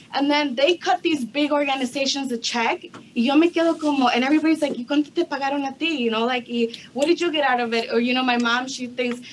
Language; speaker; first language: English; native; English